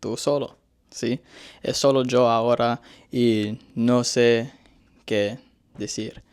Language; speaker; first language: Spanish; non-native, learner; English